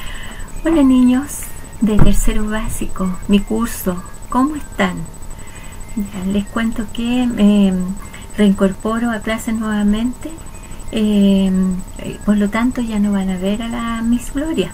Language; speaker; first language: Spanish; native; Spanish